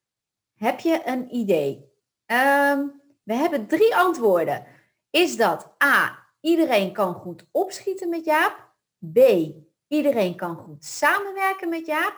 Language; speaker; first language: Dutch; native; Dutch